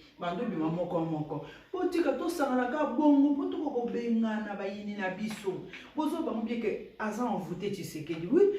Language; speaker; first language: Lingala; non-native, local second language; Luba-Lulua